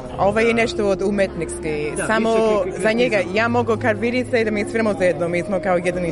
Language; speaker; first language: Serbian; non-native, learner; English